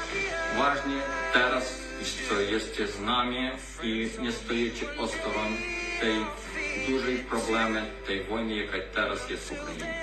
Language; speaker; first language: Polish; non-native, learner; Ukrainian